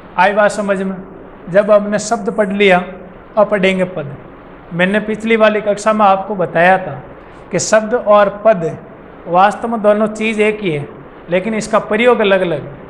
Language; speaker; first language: Hindi; native; Hindi